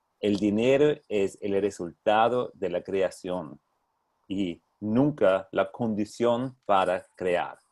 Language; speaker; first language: Spanish; non-native, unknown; German